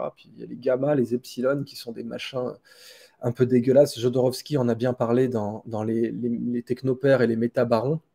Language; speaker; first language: French; native; French